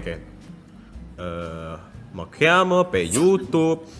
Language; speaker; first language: Italian; non-native, learner; Indonesian